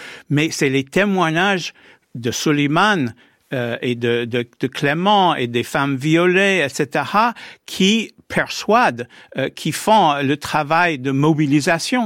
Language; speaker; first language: French; non-native, fluent; English